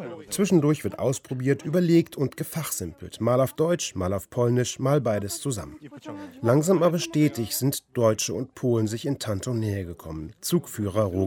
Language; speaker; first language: German; native; German